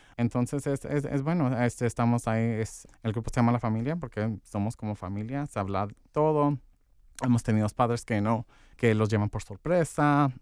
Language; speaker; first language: Spanish; early bilingual, heritage; Spanish